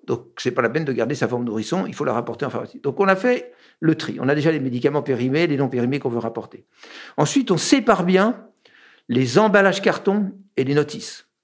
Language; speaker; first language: French; native; French